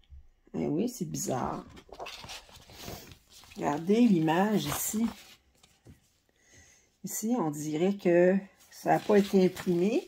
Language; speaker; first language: French; native; French